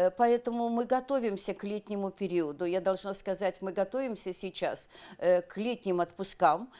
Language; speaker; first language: Russian; native; Russian